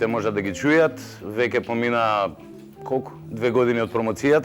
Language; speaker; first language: Macedonian; native; Macedonian